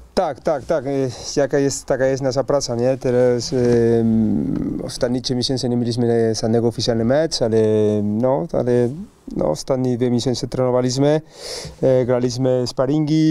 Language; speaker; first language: Polish; non-native, learner; Spanish